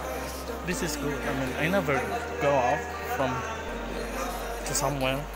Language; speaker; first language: English; non-native, learner; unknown